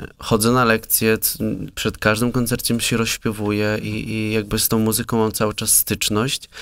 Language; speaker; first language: Polish; native; Polish